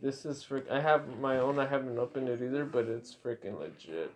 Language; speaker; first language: English; early bilingual, other home language; Spanish